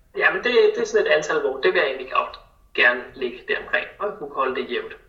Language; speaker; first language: Danish; native; Danish